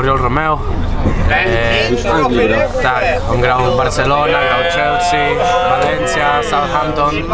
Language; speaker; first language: Polish; non-native, learner; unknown